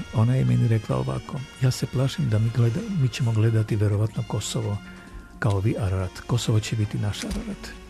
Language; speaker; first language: Serbian; non-native, fluent; Armenian